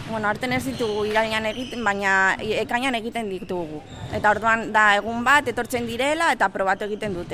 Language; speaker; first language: Basque; non-native, local second language; Spanish